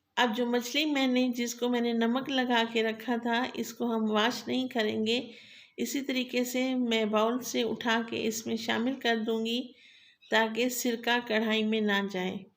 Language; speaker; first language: Urdu; non-native, local second language; Saraiki